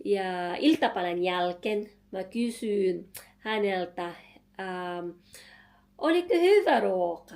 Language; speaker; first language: Finnish; non-native, learner; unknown